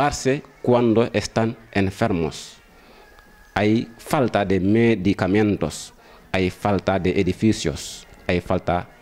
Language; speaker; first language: Spanish; non-native, fluent; Wolof